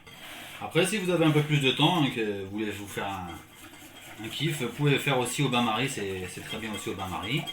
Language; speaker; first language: French; native; French